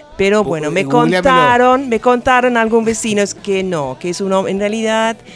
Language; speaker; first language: Spanish; non-native, fluent; English